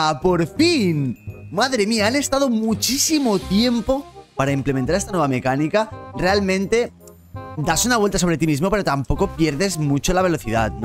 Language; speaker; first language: Spanish; native; Spanish